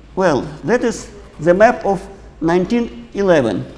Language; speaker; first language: English; non-native, fluent; Ukrainian